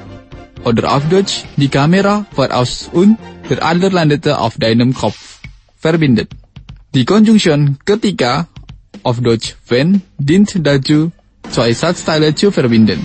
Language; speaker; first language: German; non-native, fluent; Indonesian